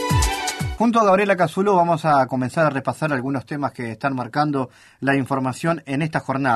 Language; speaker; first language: Spanish; native; Spanish